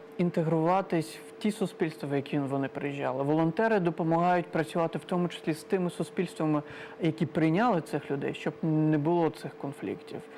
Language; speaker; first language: Ukrainian; non-native, local second language; Crimean Tatar